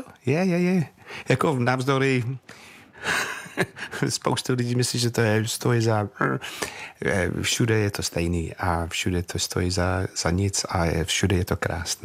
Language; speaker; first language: Czech; non-native, learner; English